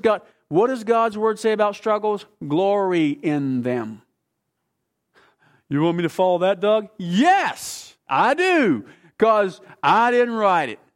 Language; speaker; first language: English; native; English